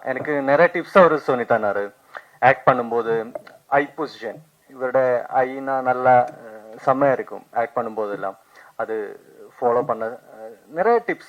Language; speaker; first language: Tamil; non-native, learner; Malayalam